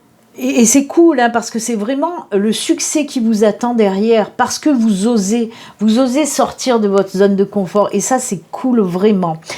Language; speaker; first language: French; native; French